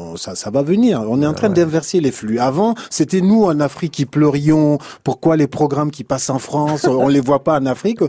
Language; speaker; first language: French; non-native, local second language; Hausa